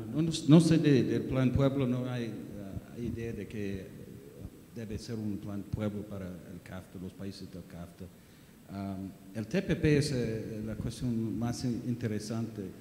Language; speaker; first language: Spanish; non-native, learner; English